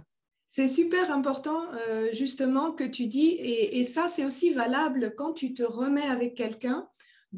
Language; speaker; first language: French; native; French